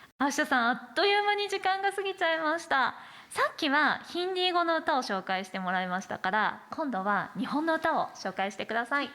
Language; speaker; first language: Japanese; native; Japanese